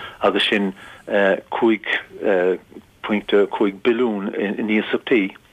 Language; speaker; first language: Irish; native; Irish